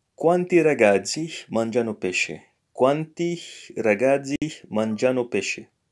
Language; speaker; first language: Italian; non-native, fluent; English